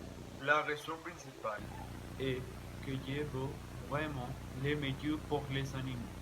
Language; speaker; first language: French; non-native, learner; Spanish